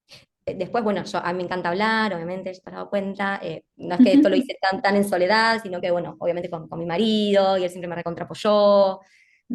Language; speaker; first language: Spanish; native; Spanish